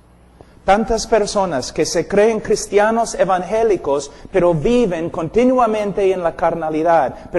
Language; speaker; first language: Spanish; non-native, fluent; English